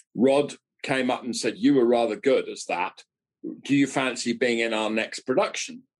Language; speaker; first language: English; native; English